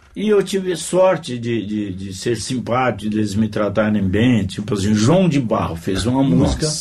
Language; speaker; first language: Portuguese; native; Portuguese